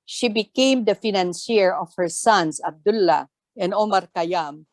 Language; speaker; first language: English; non-native, local second language; Tausug